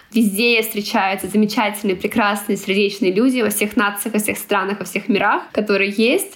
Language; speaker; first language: Russian; non-native, local second language; Tatar